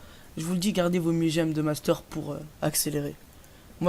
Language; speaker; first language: French; native; French